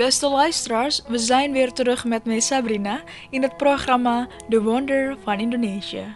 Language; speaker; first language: Dutch; non-native, fluent; Indonesian